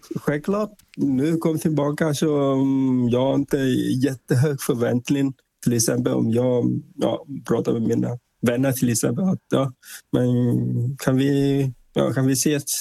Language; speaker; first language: Swedish; non-native, fluent; Vietnamese